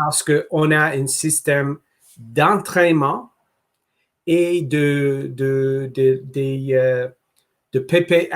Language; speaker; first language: French; non-native, local second language; English